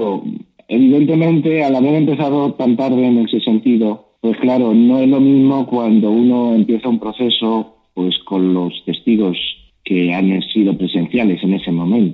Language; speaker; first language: Spanish; native; Spanish